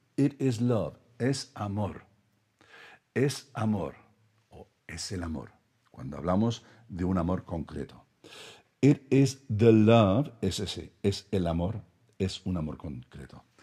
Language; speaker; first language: Spanish; native; Spanish